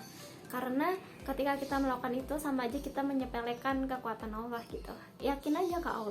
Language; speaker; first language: Indonesian; native; Indonesian